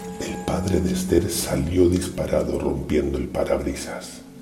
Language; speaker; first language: Spanish; native; Spanish